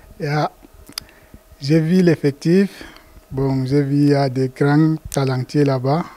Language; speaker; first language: French; non-native, local second language; Fula